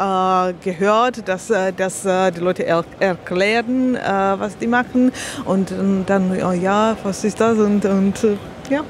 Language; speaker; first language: German; non-native, learner; Slovak